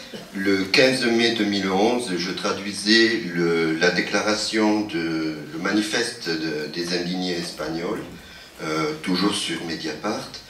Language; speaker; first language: French; native; French